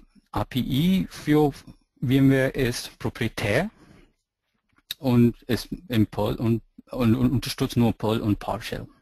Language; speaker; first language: German; non-native, fluent; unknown